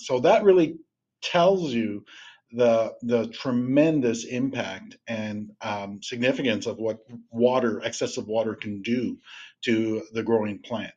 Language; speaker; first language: English; native; English